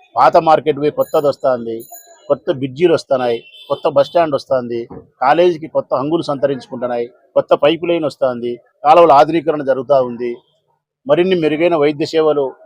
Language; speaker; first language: Telugu; native; Telugu